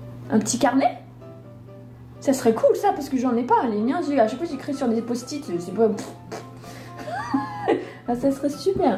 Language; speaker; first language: French; native; French